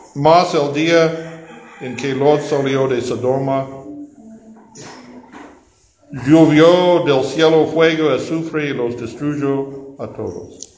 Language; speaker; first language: Spanish; non-native, fluent; English